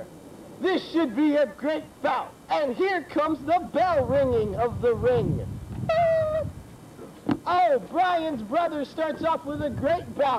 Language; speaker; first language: English; native; English